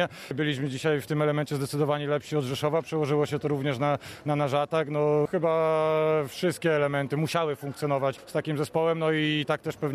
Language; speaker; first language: Polish; native; Polish